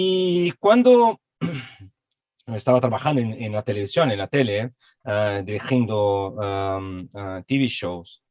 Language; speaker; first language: Spanish; non-native, fluent; Portuguese